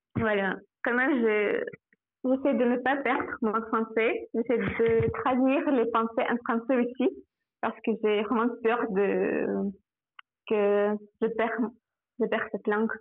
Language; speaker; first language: French; non-native, fluent; Russian